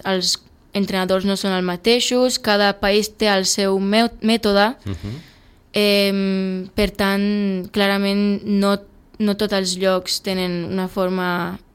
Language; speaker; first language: Catalan; early bilingual, other home language; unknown